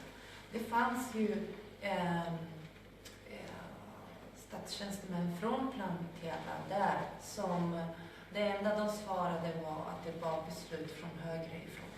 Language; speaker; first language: Swedish; non-native, fluent; Spanish